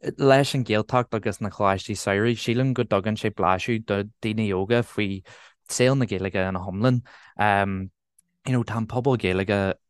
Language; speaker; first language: Irish; non-native, local second language; English